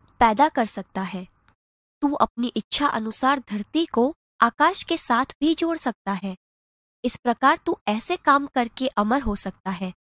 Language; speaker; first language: Hindi; non-native, local second language; Gujarati